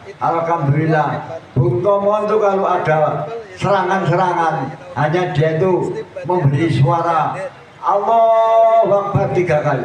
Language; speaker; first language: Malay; non-native, local second language; Javanese